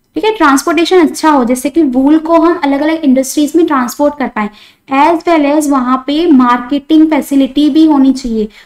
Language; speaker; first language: Hindi; non-native, local second language; Marathi